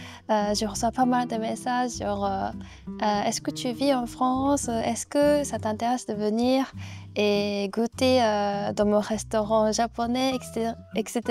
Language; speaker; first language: French; non-native, fluent; Japanese